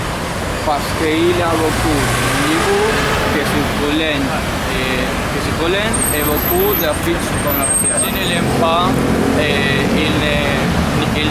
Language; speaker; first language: French; non-native, learner; Spanish